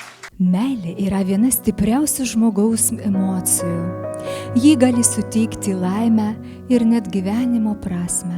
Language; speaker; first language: Lithuanian; native; Lithuanian